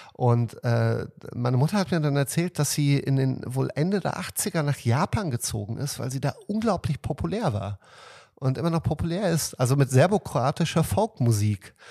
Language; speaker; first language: German; early bilingual, other home language; Serbian